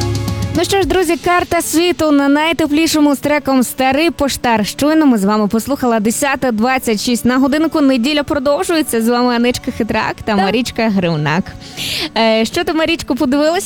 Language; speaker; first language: Ukrainian; native; Ukrainian